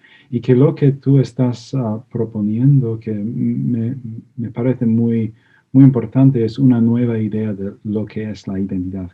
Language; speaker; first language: Spanish; non-native, fluent; English